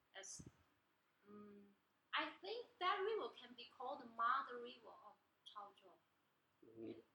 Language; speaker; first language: English; non-native, learner; Chinese